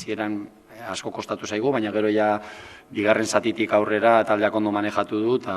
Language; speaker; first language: Basque; native; Basque